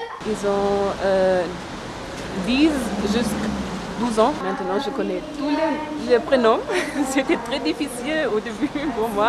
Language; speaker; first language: French; non-native, learner; German